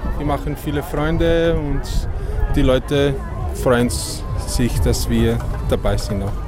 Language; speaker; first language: German; non-native, learner; Portuguese